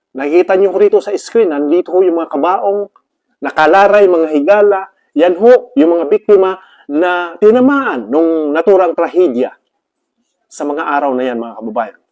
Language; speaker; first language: Filipino; non-native, local second language; Cebuano